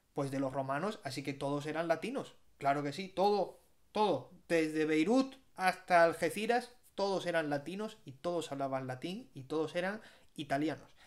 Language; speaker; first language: Spanish; native; Spanish